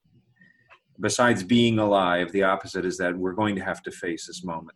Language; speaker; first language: English; native; English